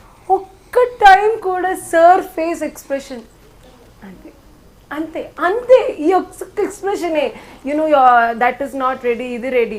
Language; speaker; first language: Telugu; non-native, learner; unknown